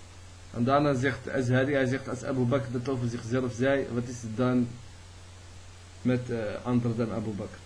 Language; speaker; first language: Dutch; early bilingual, other home language; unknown